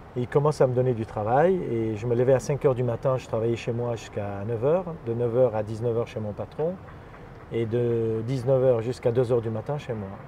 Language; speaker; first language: French; non-native, fluent; Armenian